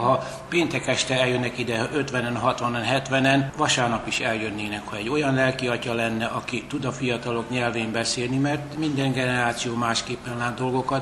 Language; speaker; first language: Hungarian; native; Hungarian